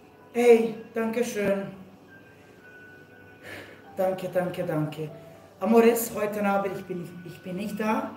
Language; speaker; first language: German; non-native, fluent; Portuguese